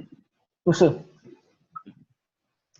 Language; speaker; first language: English; non-native, learner; Vietnamese